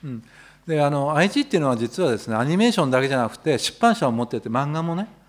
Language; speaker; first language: Japanese; native; Japanese